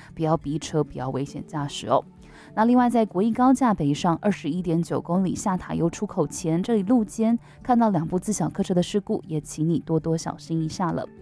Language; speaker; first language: Chinese; native; Chinese